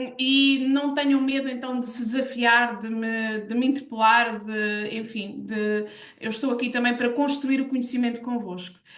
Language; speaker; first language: Portuguese; native; Portuguese